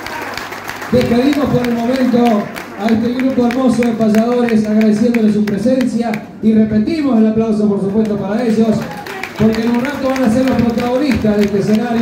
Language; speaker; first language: Spanish; native; Spanish